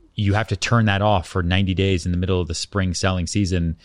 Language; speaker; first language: English; native; English